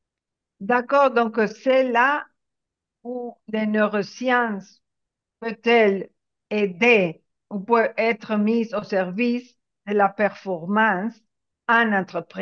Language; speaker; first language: French; non-native, fluent; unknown